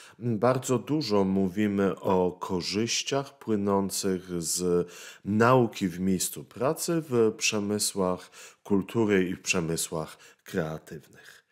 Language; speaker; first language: Polish; native; Polish